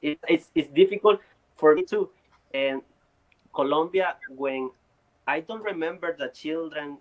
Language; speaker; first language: English; non-native, learner; Spanish